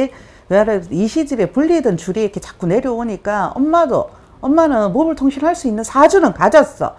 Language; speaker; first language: Korean; native; Korean